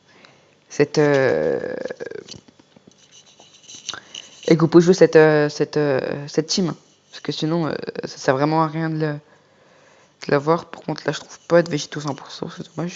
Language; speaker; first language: French; native; French